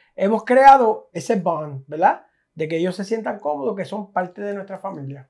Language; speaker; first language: Spanish; native; Spanish